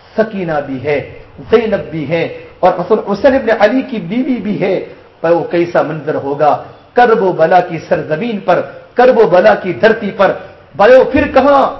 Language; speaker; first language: Urdu; non-native, local second language; Gujarati